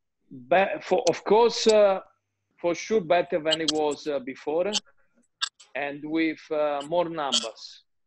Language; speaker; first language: English; non-native, fluent; Italian